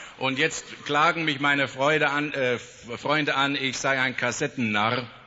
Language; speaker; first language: German; native; German